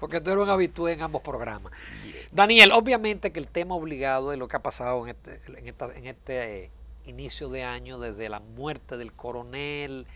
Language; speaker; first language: Spanish; native; Spanish